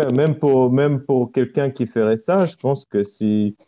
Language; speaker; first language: French; non-native, fluent; Romanian